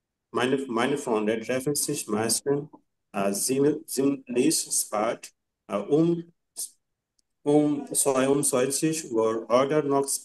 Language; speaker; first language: German; non-native, learner; Bangla